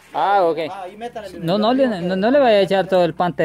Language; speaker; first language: Spanish; native; Spanish